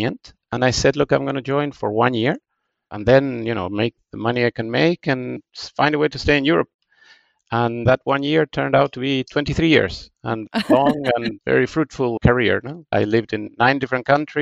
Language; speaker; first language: English; non-native, fluent; Spanish